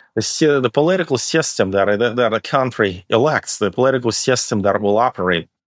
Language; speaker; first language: English; early bilingual, other home language; Russian